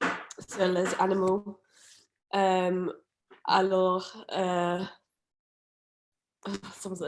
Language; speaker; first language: French; non-native, fluent; English